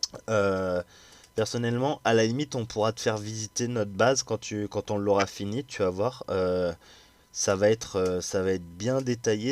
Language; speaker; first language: French; native; French